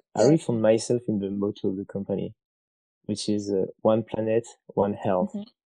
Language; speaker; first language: English; non-native, fluent; French